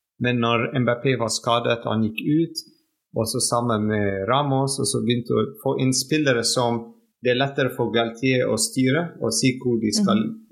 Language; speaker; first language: Norwegian; non-native, fluent; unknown